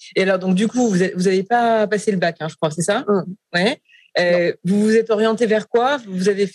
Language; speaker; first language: French; native; French